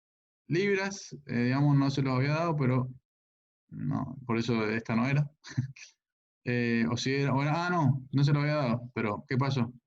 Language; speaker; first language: Spanish; native; Spanish